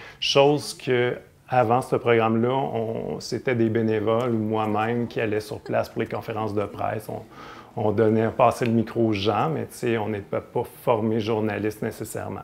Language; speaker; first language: French; native; French